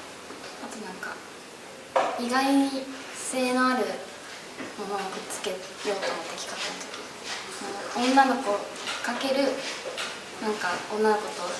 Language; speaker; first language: Japanese; native; Japanese